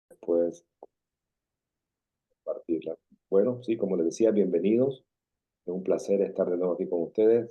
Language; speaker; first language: Spanish; native; Spanish